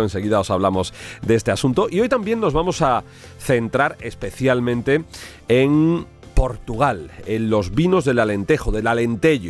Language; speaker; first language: Spanish; native; Spanish